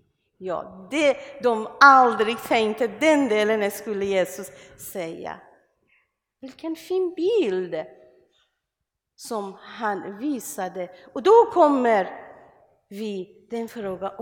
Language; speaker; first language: Swedish; non-native, learner; Persian